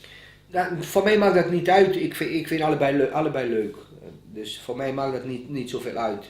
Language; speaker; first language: Dutch; non-native, fluent; Bosnian